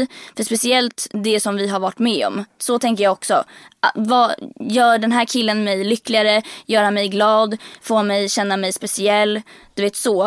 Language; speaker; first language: Swedish; native; Swedish